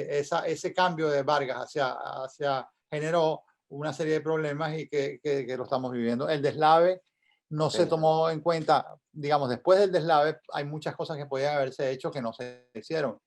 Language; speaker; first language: Spanish; native; Spanish